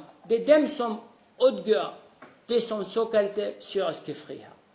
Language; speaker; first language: Danish; non-native, fluent; Arabic